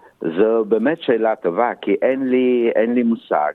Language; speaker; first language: Hebrew; non-native, fluent; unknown